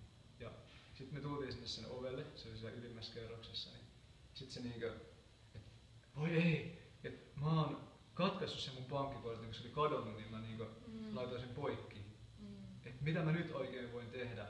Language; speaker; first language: Finnish; native; Finnish